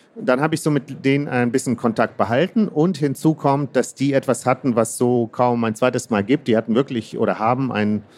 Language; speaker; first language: German; early bilingual, other home language; Russian